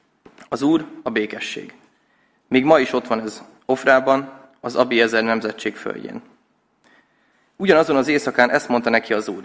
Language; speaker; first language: Hungarian; native; Hungarian